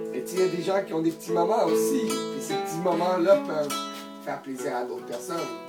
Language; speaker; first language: French; native; French